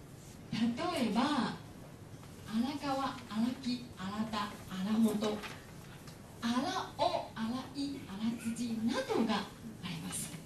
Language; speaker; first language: Japanese; non-native, fluent; Chinese